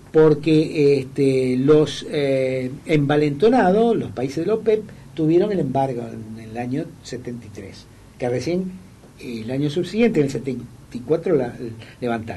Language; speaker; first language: Spanish; native; Spanish